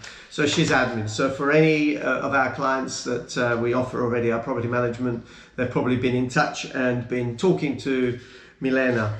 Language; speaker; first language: English; non-native, fluent; Italian